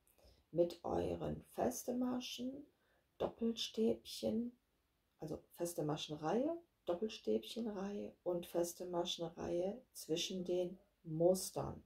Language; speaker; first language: German; native; German